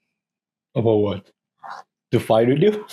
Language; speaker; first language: English; non-native, learner; Korean